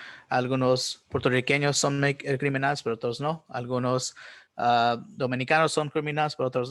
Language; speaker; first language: Spanish; early bilingual, heritage; Spanish